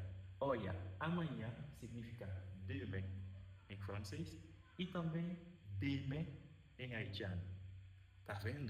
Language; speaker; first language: Portuguese; non-native, fluent; Haitian Creole